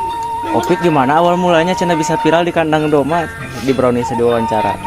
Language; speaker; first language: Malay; non-native, local second language; Sundanese